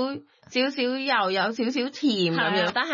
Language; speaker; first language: Cantonese; non-native, learner; Thai